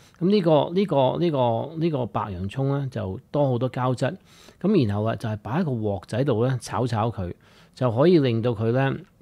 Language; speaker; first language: Cantonese; native; Cantonese